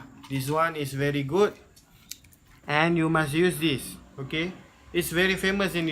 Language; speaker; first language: English; non-native, local second language; Malay